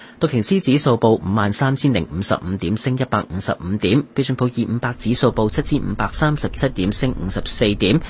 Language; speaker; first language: Chinese; non-native, local second language; Cantonese